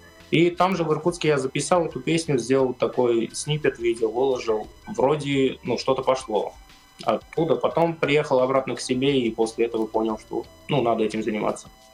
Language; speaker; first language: Russian; non-native, fluent; Kurdish